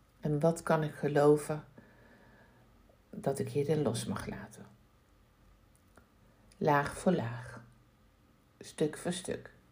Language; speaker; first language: Dutch; native; Dutch